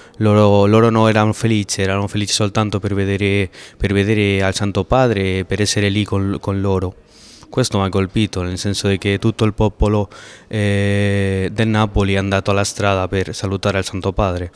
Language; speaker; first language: Italian; non-native, fluent; Spanish